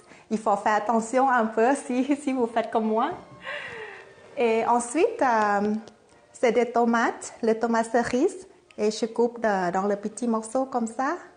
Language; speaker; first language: French; non-native, fluent; Thai